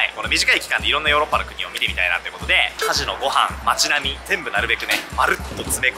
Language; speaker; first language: Japanese; native; Japanese